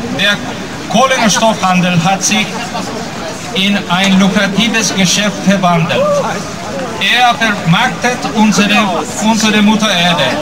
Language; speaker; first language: German; non-native, learner; Spanish